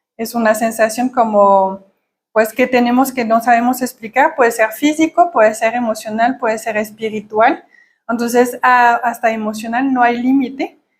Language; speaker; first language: Spanish; non-native, fluent; French